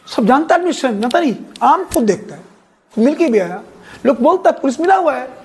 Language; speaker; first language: Hindi; non-native, local second language; Bangla